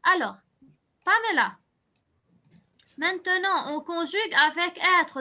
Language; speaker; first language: French; non-native, local second language; Arabic